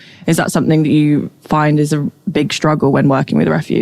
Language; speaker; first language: English; native; English